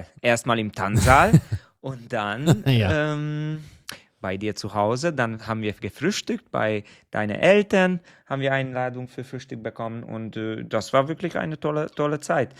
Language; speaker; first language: German; non-native, fluent; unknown